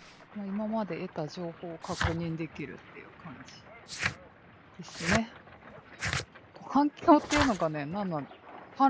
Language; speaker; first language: Japanese; native; Japanese